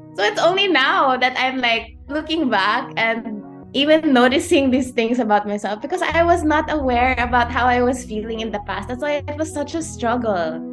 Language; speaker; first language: English; non-native, local second language; Cebuano